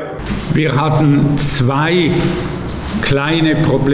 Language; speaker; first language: Russian; non-native, learner; German